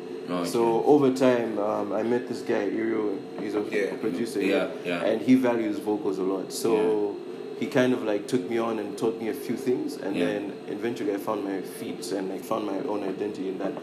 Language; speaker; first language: English; non-native, local second language; Nyanja